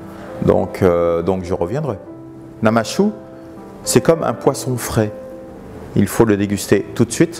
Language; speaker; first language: French; non-native, fluent; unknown